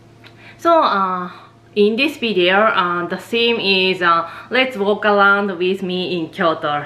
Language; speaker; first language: English; non-native, fluent; Japanese